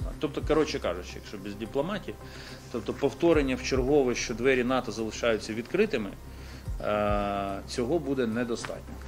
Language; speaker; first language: Ukrainian; native; Ukrainian